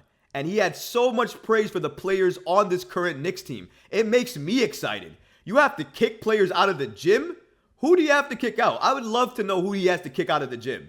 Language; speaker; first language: English; native; English